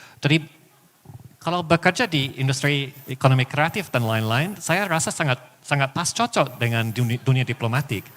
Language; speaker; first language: Indonesian; non-native, fluent; English